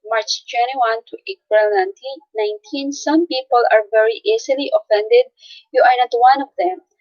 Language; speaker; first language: English; non-native, local second language; Filipino